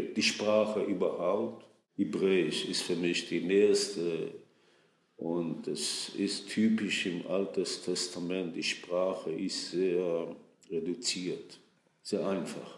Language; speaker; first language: German; non-native, fluent; Hebrew